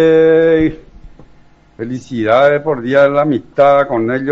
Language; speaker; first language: Spanish; native; Spanish